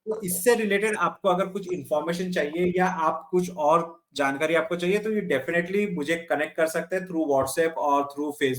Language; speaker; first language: Hindi; native; Hindi